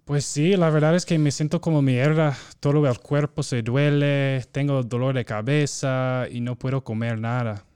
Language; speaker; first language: Spanish; non-native, fluent; English